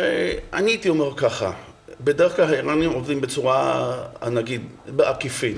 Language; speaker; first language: Hebrew; non-native, fluent; English